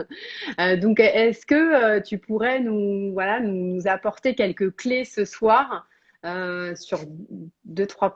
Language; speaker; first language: French; native; French